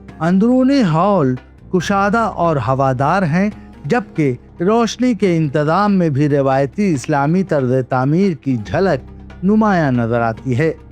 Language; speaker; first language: Urdu; native; Urdu